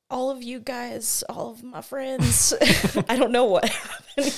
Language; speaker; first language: English; native; English